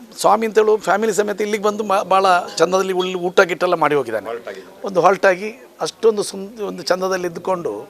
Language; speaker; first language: Kannada; native; Kannada